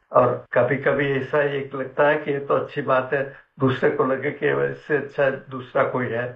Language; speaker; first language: Hindi; non-native, local second language; Gujarati